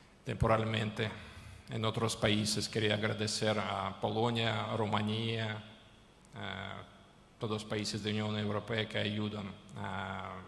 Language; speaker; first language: Spanish; non-native, fluent; Ukrainian